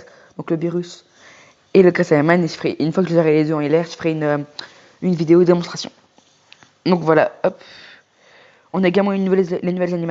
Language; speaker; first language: French; native; French